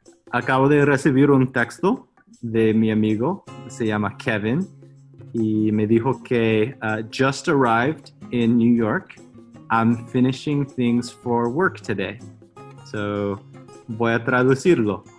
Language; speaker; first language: Spanish; non-native, fluent; Chinese